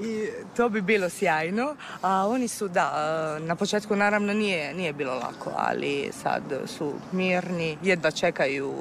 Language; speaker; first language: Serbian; non-native, fluent; Italian